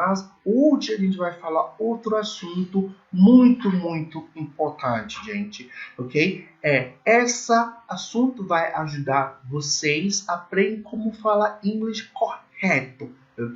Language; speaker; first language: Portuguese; non-native, learner; English